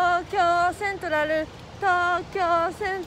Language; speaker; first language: English; non-native, learner; Japanese